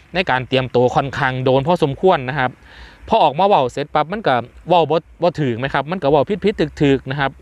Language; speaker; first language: Thai; non-native, local second language; Northeastern Thai